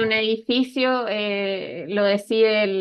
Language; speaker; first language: Spanish; native; Spanish